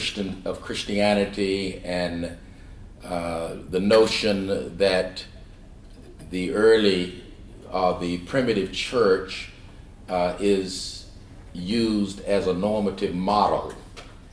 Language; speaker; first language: English; native; English